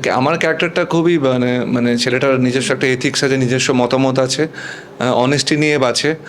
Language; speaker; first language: Bangla; non-native, local second language; Punjabi